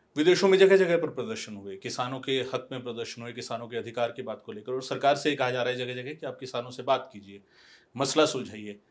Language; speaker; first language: Hindi; non-native, local second language; Punjabi